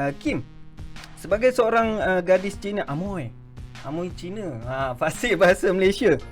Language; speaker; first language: Malay; native; Malay